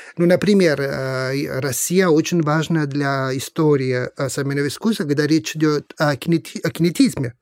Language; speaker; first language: Russian; non-native, fluent; Italian